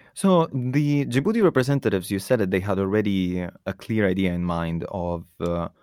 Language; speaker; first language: English; non-native, fluent; Italian